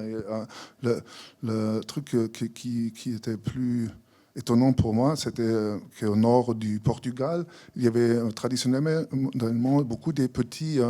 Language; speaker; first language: French; non-native, fluent; German